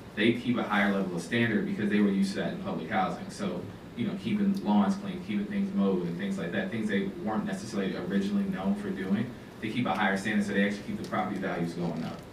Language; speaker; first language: English; native; English